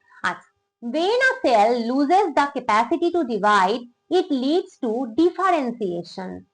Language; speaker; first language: English; non-native, local second language; Bangla